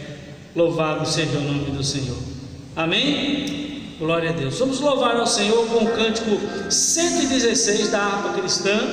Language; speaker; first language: Portuguese; native; Portuguese